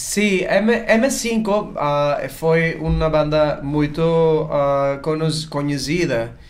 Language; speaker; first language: Portuguese; non-native, learner; Spanish